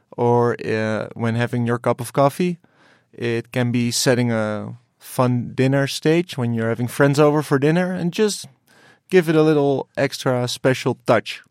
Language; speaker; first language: English; non-native, fluent; Dutch